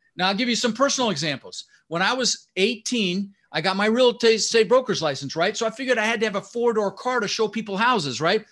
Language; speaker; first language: English; early bilingual, other home language; Dutch